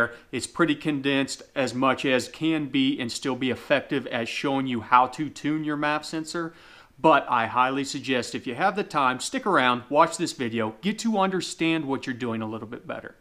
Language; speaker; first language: English; native; English